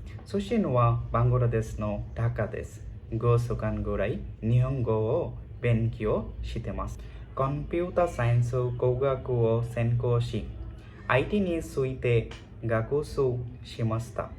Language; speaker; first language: Japanese; non-native, learner; Bangla